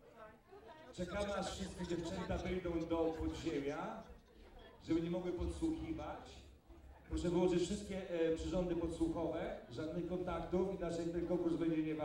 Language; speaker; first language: Polish; native; Polish